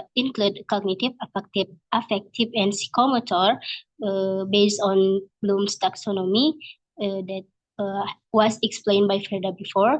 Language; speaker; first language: English; non-native, learner; Indonesian